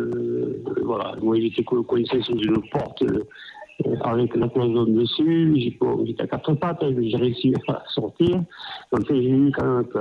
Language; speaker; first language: French; native; French